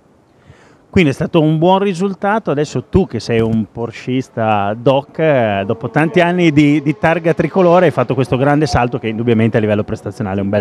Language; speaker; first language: Italian; native; Italian